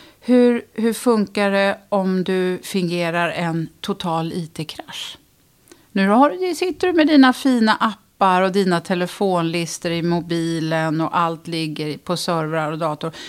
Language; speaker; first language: Swedish; native; Swedish